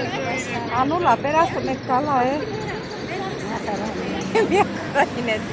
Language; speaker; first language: Greek; non-native, learner; Armenian